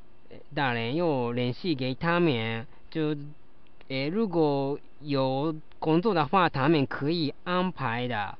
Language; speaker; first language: Chinese; non-native, learner; Japanese